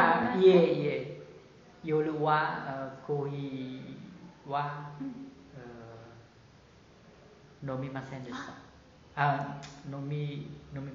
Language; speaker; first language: Japanese; non-native, learner; Vietnamese